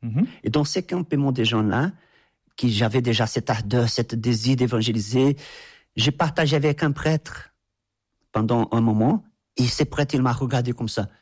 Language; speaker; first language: French; non-native, fluent; Portuguese